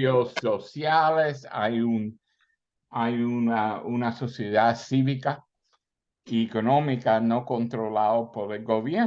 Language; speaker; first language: Spanish; early bilingual, heritage; Spanish